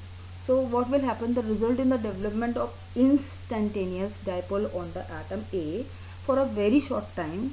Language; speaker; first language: English; non-native, local second language; Hindi